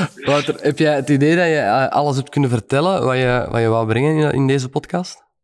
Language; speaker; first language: Dutch; native; Dutch